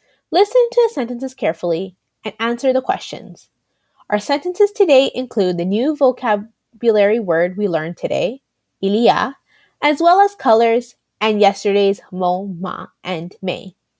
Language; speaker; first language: English; native; English